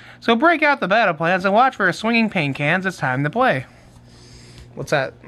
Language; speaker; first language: English; native; English